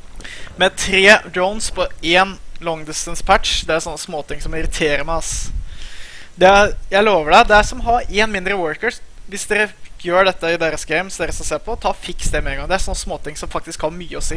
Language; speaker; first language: Norwegian; native; Norwegian